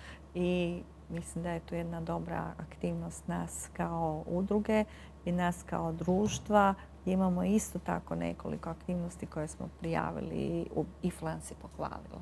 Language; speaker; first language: Croatian; native; Croatian